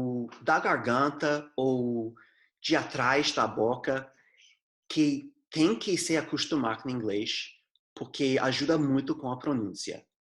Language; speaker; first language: Portuguese; non-native, fluent; English